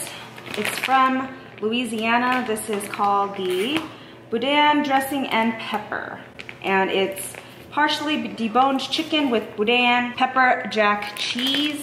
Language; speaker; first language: English; native; English